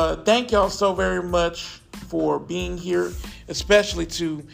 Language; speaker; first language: English; native; English